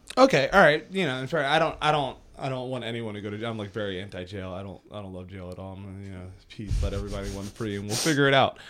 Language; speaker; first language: English; native; English